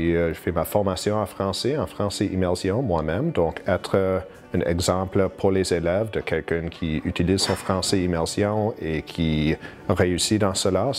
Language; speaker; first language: French; non-native, local second language; English